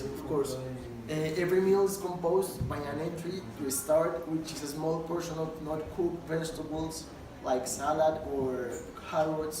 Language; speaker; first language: English; non-native, learner; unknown